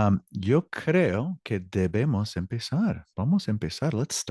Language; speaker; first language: Spanish; non-native, fluent; English